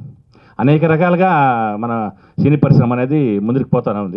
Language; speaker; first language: Telugu; native; Telugu